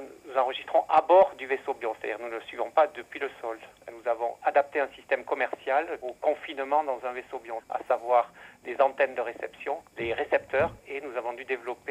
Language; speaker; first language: French; native; French